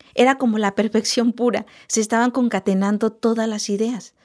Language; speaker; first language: Spanish; non-native, local second language; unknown